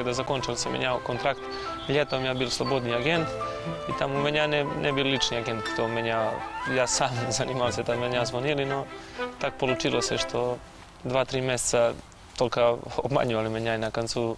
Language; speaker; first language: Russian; non-native, learner; Serbian